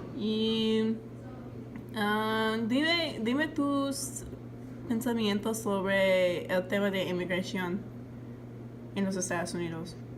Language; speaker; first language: Spanish; non-native, learner; English